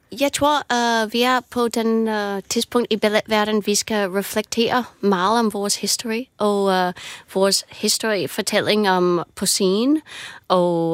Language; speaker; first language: Danish; non-native, fluent; English